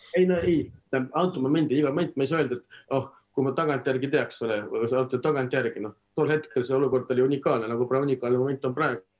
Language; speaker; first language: Estonian; non-native, local second language; Russian